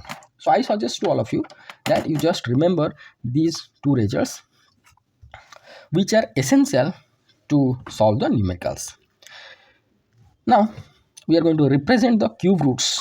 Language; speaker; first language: English; non-native, local second language; Odia